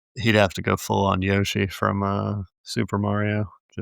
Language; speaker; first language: English; native; English